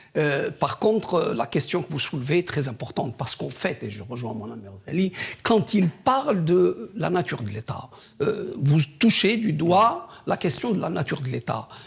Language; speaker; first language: French; non-native, local second language; Kabyle